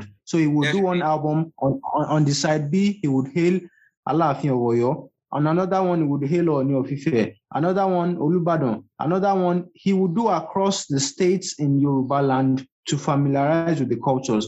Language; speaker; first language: English; non-native, local second language; Yoruba